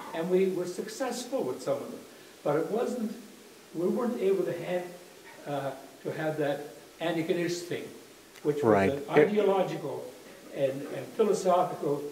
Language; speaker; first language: English; native; English